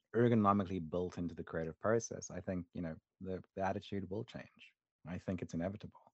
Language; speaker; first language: English; native; English